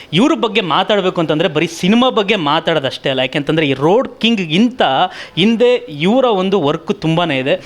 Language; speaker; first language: Kannada; native; Kannada